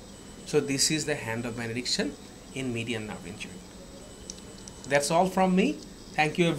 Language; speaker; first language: English; non-native, local second language; Bangla